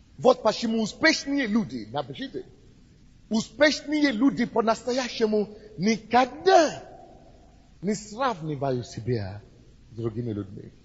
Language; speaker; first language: Russian; non-native, fluent; Yoruba